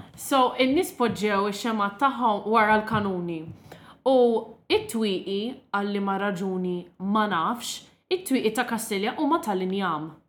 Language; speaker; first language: Maltese; non-native, local second language; English